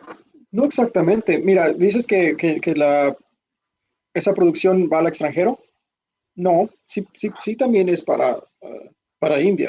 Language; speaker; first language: Spanish; early bilingual, heritage; Spanish